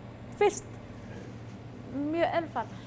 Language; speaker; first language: Icelandic; non-native, learner; Vietnamese